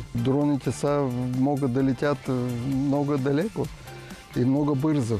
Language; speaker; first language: Bulgarian; non-native, learner; Russian